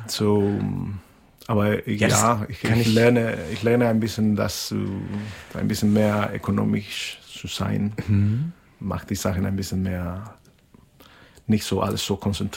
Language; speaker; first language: German; non-native, learner; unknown